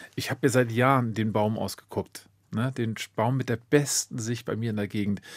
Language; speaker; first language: German; native; German